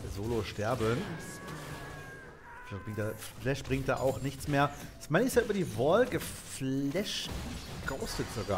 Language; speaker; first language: German; native; German